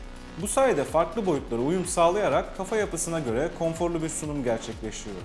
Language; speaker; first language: Turkish; native; Turkish